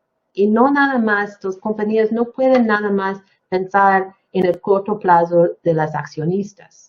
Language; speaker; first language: Spanish; non-native, fluent; English